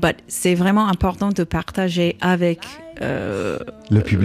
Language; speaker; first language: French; non-native, learner; English